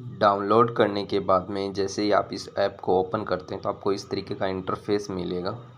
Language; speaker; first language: Hindi; native; Hindi